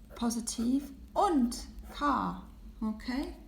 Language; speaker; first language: German; non-native, fluent; English